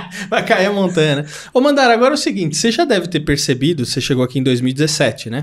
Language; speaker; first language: Portuguese; native; Portuguese